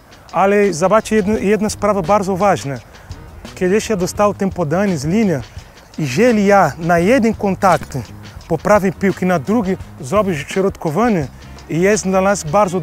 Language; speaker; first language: Polish; non-native, learner; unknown